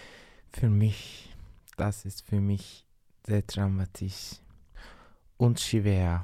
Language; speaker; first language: German; non-native, learner; Turkish